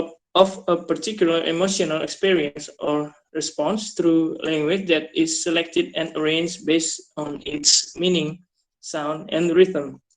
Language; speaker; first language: English; non-native, fluent; Indonesian